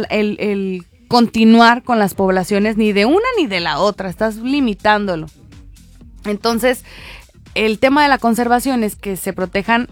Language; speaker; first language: Spanish; native; Spanish